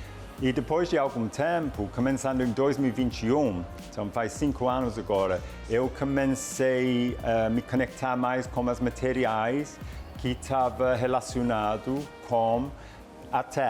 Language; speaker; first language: Portuguese; non-native, fluent; English